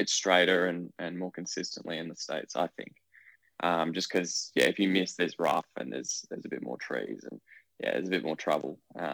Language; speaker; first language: English; native; English